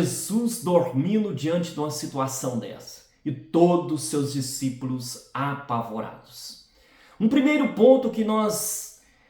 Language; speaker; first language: Portuguese; native; Portuguese